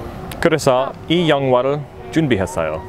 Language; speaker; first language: Korean; non-native, learner; English